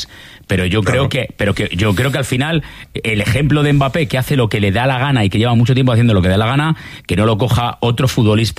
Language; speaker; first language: Spanish; native; Spanish